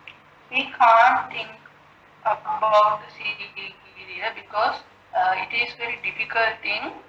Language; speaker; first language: English; non-native, learner; Sinhala